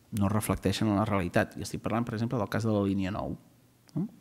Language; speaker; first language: Catalan; native; Catalan